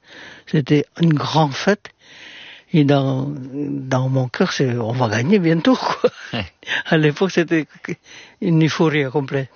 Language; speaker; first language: French; non-native, fluent; Indonesian